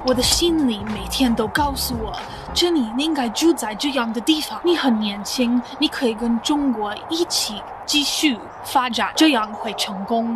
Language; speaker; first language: Chinese; non-native, learner; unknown